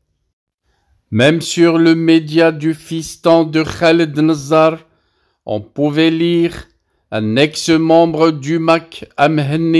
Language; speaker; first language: French; non-native, local second language; Arabic